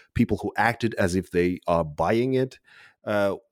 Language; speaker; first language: English; non-native, fluent; Uzbek